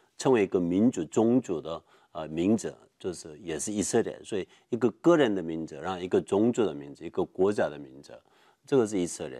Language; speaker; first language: Chinese; non-native, fluent; Korean